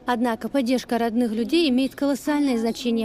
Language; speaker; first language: Russian; native; Russian